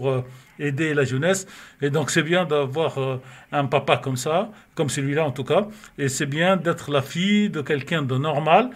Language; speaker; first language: French; native; French